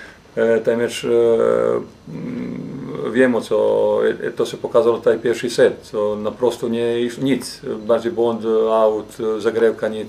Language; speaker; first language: Polish; non-native, learner; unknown